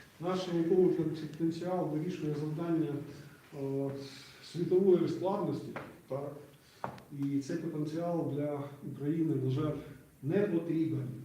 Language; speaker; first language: Ukrainian; non-native, local second language; Russian